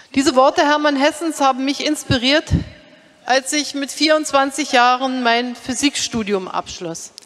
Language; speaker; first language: German; native; German